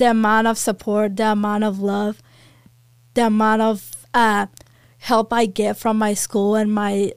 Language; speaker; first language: English; non-native, fluent; Persian